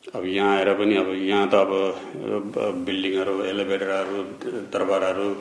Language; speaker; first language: Nepali; non-native, local second language; Eastern Tamang